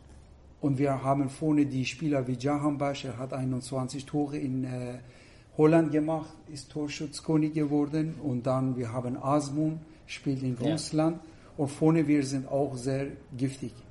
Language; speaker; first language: German; non-native, fluent; Persian